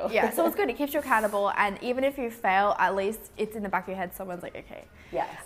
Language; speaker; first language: English; native; English